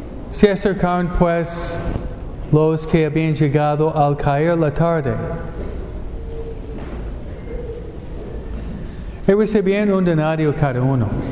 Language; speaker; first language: Spanish; non-native, fluent; English